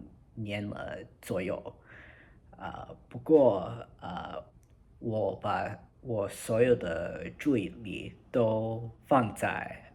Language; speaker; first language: Chinese; non-native, learner; English